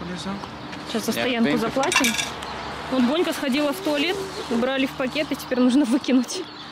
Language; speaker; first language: Russian; native; Russian